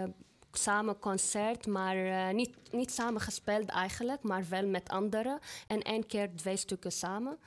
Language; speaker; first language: Dutch; non-native, fluent; Arabic